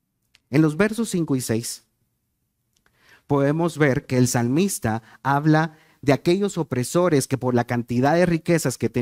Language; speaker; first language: Spanish; native; Spanish